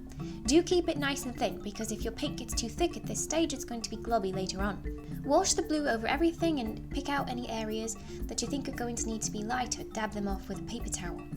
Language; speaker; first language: English; native; English